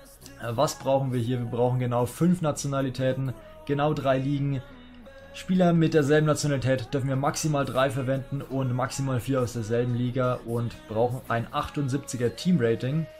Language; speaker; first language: German; native; German